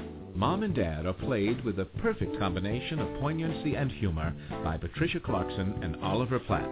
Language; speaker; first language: English; native; English